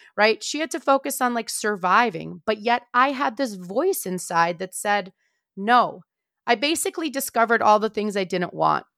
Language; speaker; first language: English; non-native, fluent; Romanian